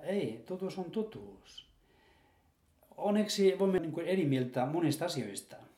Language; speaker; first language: Finnish; non-native, fluent; Spanish